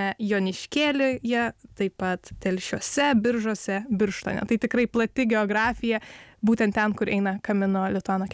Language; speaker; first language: Lithuanian; native; Lithuanian